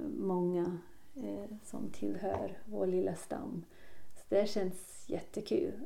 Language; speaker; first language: Swedish; non-native, fluent; English